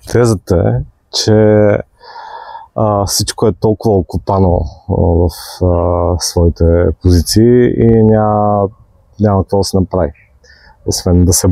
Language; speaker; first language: Bulgarian; native; Bulgarian